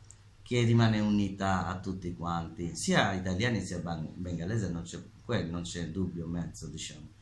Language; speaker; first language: Italian; non-native, learner; Bangla